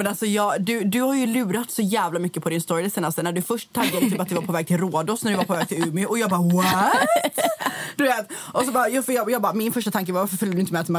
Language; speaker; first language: Swedish; native; Swedish